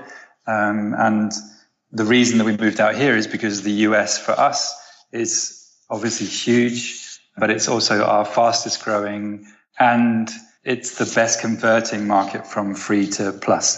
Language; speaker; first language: English; native; English